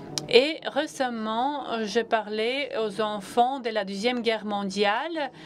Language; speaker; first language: French; non-native, fluent; Latvian